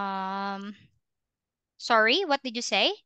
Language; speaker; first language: English; non-native, fluent; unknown